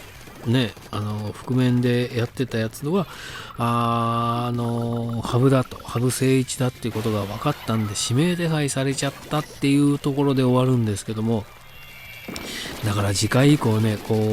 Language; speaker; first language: Japanese; native; Japanese